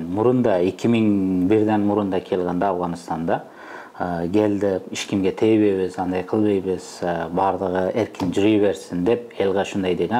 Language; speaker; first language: Kyrgyz; non-native, fluent; Uzbek